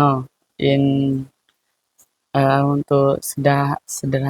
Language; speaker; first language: English; non-native, learner; Indonesian